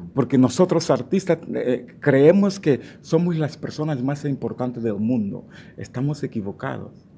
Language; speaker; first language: Spanish; non-native, fluent; Portuguese